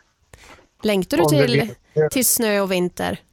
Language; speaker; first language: Swedish; native; Swedish